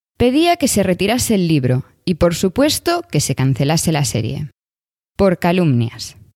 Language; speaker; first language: Spanish; native; Spanish